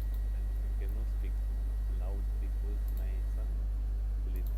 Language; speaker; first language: English; non-native, learner; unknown